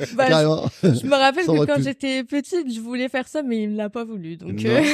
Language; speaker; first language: French; native; French